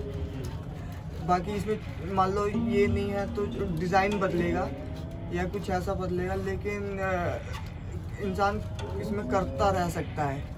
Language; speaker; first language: Hindi; native; Hindi